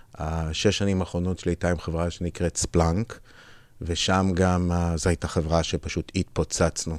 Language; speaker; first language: Hebrew; native; Hebrew